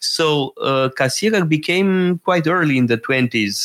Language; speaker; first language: English; non-native, fluent; Romanian